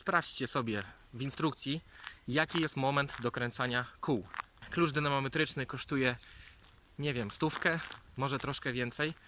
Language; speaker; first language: Polish; native; Polish